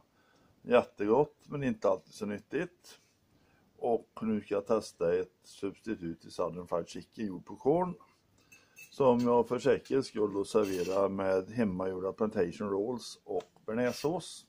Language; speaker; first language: Swedish; native; Swedish